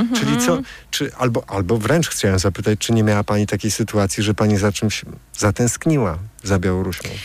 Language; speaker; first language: Polish; native; Polish